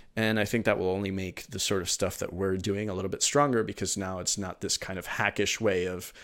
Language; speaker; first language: English; early bilingual, other home language; Spanish